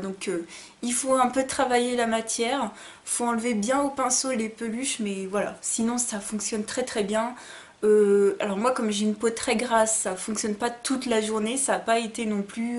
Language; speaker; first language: French; native; French